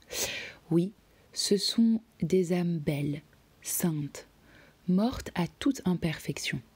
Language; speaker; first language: French; native; French